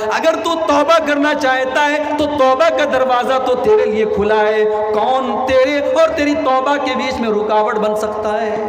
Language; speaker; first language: Urdu; native; Urdu